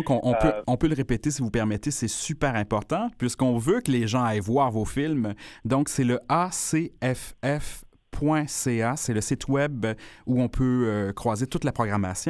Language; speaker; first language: French; native; French